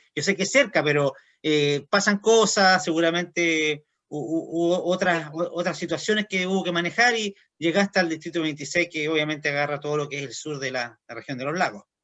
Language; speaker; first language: Spanish; native; Spanish